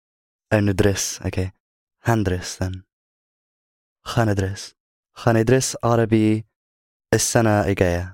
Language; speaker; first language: Arabic; non-native, learner; English